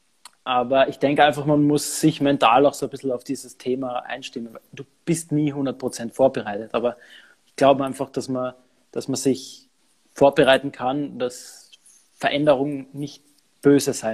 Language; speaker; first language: German; native; German